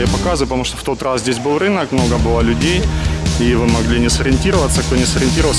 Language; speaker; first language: Russian; native; Russian